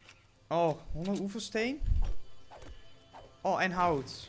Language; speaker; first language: Dutch; native; Dutch